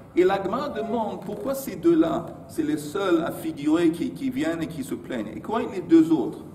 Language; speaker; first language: French; native; French